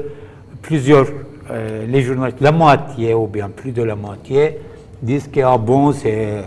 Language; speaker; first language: French; non-native, fluent; Turkish